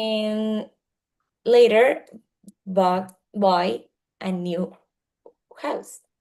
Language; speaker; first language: English; non-native, learner; Spanish